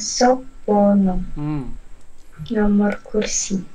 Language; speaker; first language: Korean; non-native, learner; Indonesian